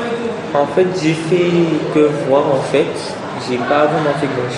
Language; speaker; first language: French; native; French